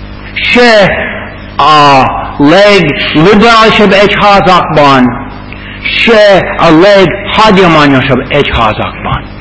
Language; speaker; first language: Hungarian; non-native, fluent; English